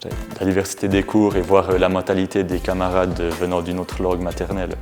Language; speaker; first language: French; native; French